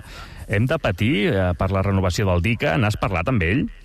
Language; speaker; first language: Catalan; native; Catalan